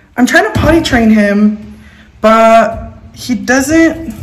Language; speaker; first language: English; early bilingual, other home language; Spanish